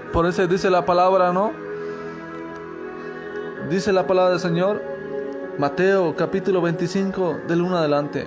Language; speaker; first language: Spanish; native; Spanish